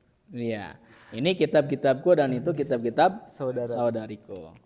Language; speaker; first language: Indonesian; native; Indonesian